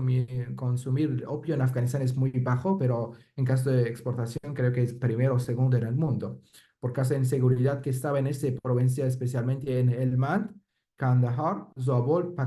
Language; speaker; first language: Spanish; non-native, fluent; Persian